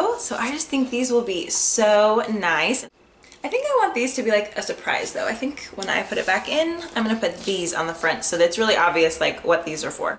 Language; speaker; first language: English; native; English